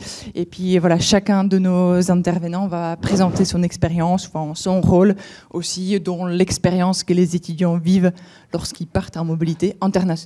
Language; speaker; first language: French; native; French